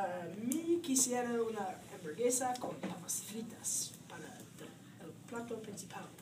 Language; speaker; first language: Spanish; non-native, learner; English